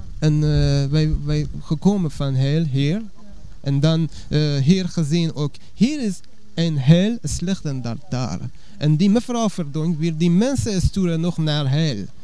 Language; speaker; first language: Dutch; non-native, learner; Persian